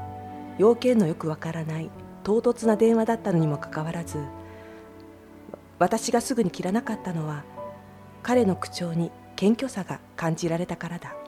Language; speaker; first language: Japanese; native; Japanese